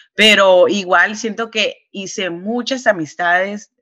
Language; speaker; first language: Spanish; early bilingual, heritage; Spanish